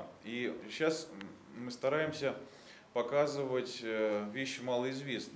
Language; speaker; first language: Russian; native; Russian